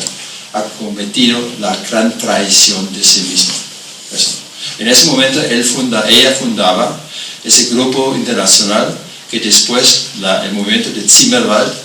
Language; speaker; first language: Spanish; non-native, fluent; German